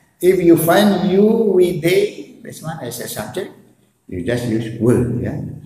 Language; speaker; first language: English; non-native, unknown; Balinese